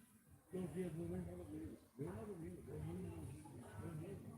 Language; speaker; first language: Spanish; non-native, learner; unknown